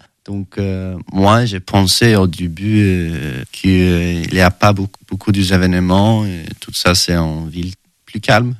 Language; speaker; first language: French; non-native, learner; Swedish